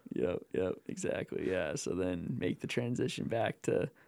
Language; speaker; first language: English; native; English